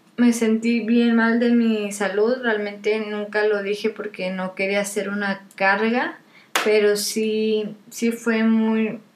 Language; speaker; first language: Spanish; native; Spanish